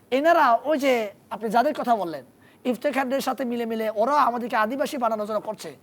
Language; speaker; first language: Bangla; non-native, local second language; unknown